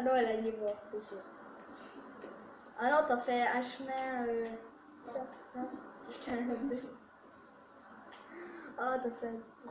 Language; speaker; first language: French; native; French